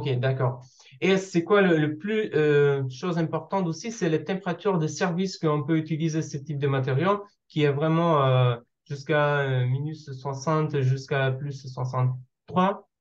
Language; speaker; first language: French; non-native, learner; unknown